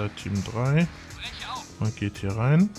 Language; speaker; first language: German; native; German